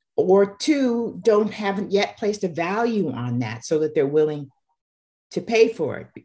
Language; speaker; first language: English; native; English